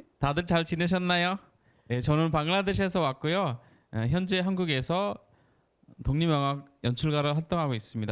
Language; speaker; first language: Korean; non-native, fluent; Bangla